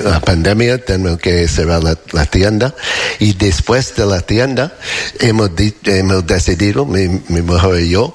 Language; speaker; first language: Spanish; non-native, learner; English